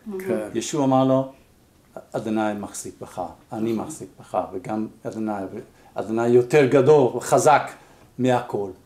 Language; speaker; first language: Hebrew; non-native, fluent; English